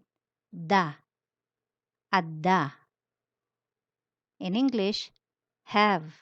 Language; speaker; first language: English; non-native, local second language; Filipino